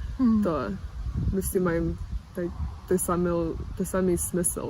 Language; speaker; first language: Ukrainian; early bilingual, other home language; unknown